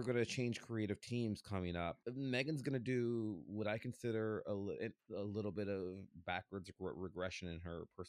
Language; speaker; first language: English; native; English